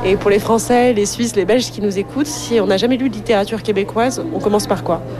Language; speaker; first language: French; native; French